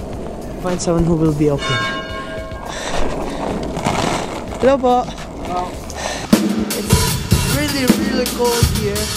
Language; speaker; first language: English; non-native, learner; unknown